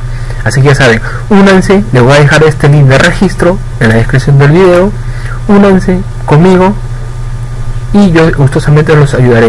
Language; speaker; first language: Spanish; native; Spanish